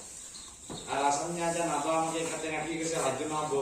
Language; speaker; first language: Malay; non-native, local second language; Madurese